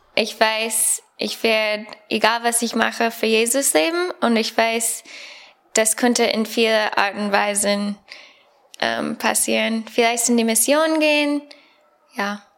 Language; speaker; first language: German; non-native, learner; English